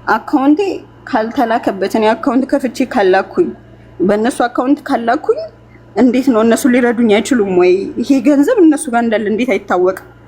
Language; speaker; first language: Amharic; native; Amharic